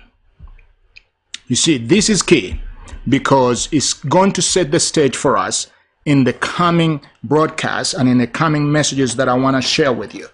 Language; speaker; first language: English; non-native, local second language; Ganda